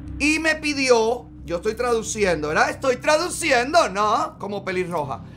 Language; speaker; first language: Spanish; native; Spanish